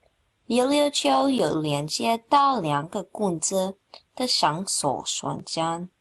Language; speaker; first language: Chinese; non-native, learner; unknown